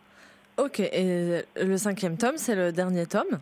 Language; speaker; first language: French; native; French